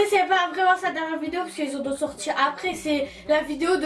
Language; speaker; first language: French; native; French